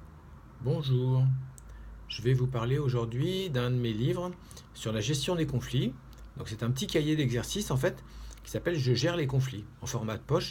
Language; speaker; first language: French; native; French